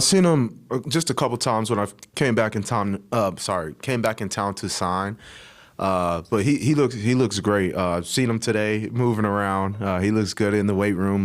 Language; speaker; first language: English; native; English